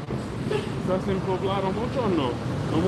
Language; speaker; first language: Spanish; non-native, learner; English